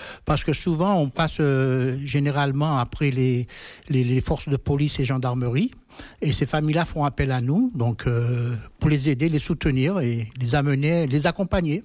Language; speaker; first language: French; native; French